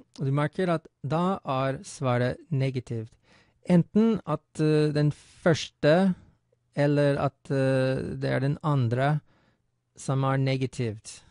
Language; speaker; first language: Norwegian; non-native, fluent; English